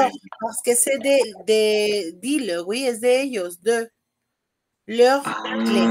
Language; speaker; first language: French; non-native, fluent; Spanish